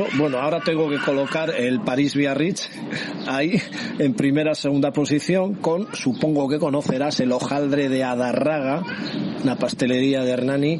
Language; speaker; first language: Spanish; native; Spanish